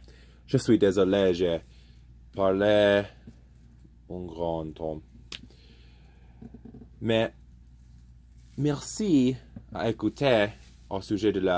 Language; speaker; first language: French; non-native, learner; English